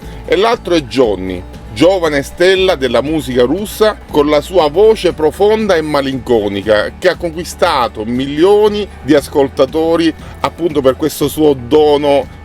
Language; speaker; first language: Italian; native; Italian